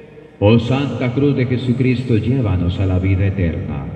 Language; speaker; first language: Spanish; native; Spanish